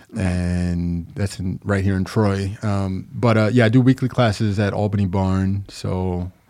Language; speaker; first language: English; native; English